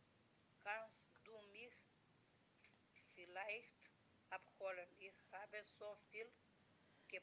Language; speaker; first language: German; non-native, learner; Macedonian